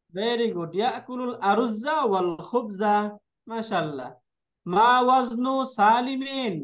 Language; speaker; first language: Arabic; non-native, fluent; Bangla